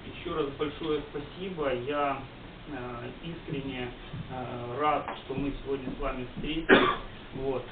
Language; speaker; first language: Russian; non-native, local second language; Ukrainian